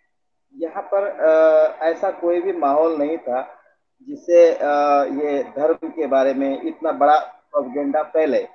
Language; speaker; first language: Hindi; native; Hindi